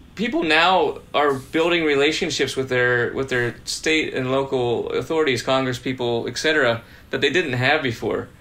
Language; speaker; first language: English; native; English